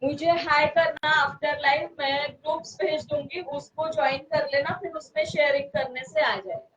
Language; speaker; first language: Hindi; non-native, local second language; Marathi